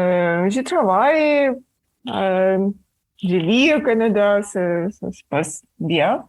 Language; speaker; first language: French; non-native, fluent; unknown